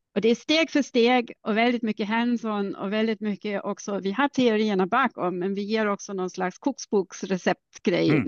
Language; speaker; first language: Swedish; non-native, fluent; German